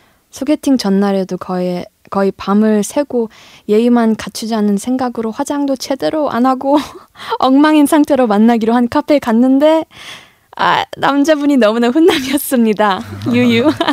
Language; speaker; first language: Korean; early bilingual, heritage; Korean